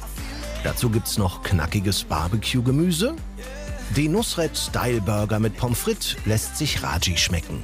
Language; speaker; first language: German; native; German